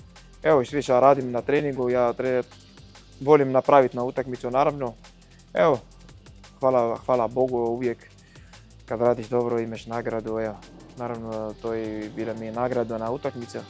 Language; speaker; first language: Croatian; non-native, fluent; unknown